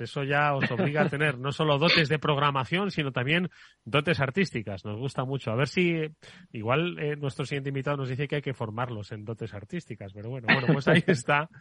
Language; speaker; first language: Spanish; native; Spanish